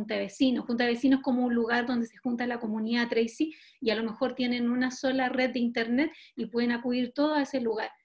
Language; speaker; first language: Spanish; native; Spanish